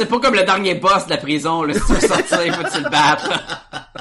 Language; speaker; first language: French; native; French